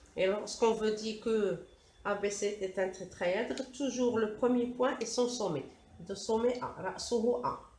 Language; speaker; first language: French; non-native, local second language; Arabic